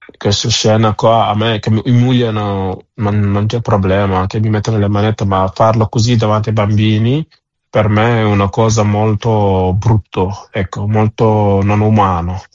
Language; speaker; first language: Italian; non-native, fluent; Wolof